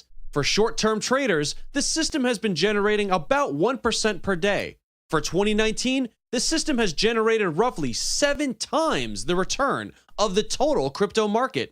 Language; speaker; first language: English; native; English